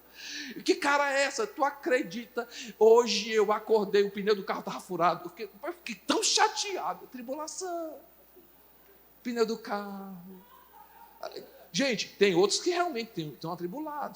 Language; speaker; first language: Portuguese; native; Portuguese